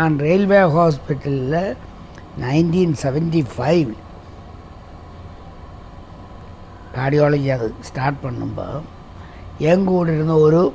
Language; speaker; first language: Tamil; non-native, local second language; Malayalam